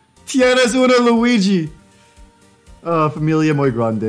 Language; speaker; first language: Spanish; non-native, learner; English